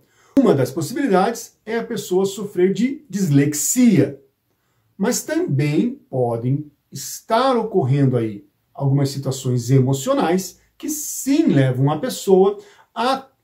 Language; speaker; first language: Portuguese; native; Portuguese